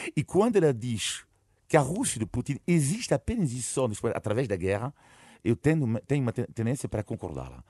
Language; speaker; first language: Portuguese; non-native, fluent; French